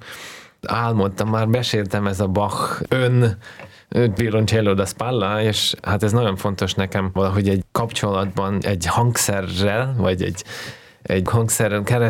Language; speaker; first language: Hungarian; non-native, fluent; Russian